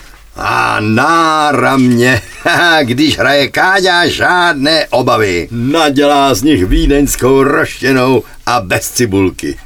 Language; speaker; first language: Czech; native; Czech